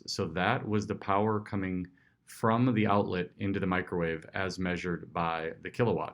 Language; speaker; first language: English; native; English